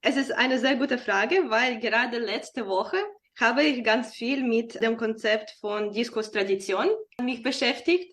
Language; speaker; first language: German; non-native, fluent; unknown